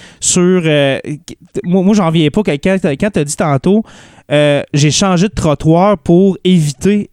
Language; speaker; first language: French; native; French